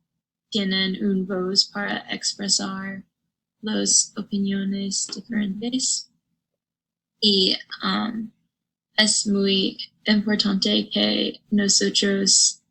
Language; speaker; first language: Spanish; non-native, learner; English